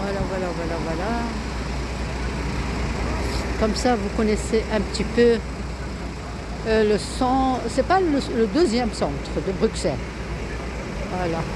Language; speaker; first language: French; non-native, local second language; Arabic